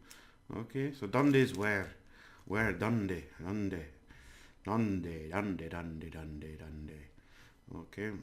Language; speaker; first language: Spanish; non-native, learner; English